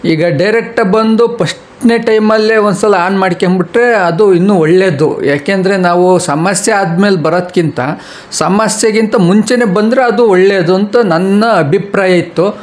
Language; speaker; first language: Kannada; native; Kannada